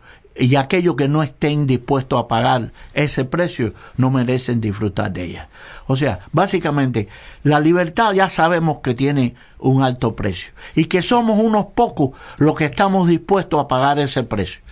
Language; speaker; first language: Spanish; native; Spanish